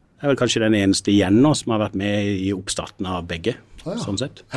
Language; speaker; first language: Norwegian; native; Norwegian